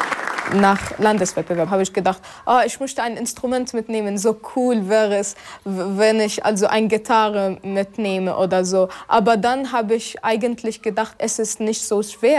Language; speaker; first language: German; non-native, fluent; Arabic